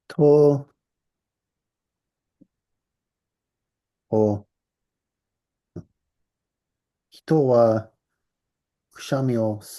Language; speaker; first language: Japanese; non-native, learner; English